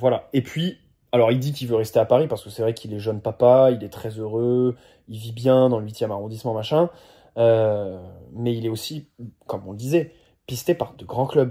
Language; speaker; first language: French; native; French